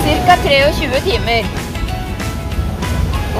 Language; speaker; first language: Norwegian; native; Norwegian